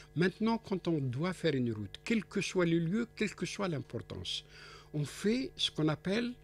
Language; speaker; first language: French; non-native, local second language; Arabic